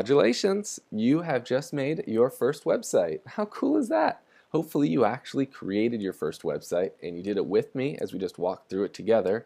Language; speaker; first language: English; native; English